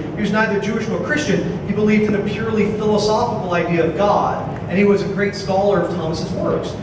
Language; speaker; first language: English; native; English